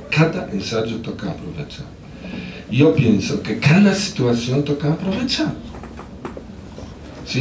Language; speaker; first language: Spanish; non-native, fluent; Polish